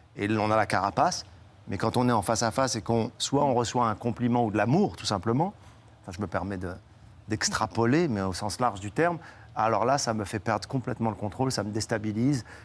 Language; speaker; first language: French; native; French